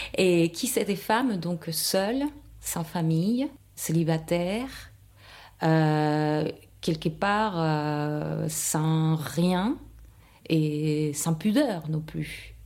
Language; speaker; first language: French; non-native, fluent; Spanish